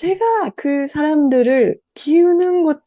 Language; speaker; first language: Korean; non-native, learner; Japanese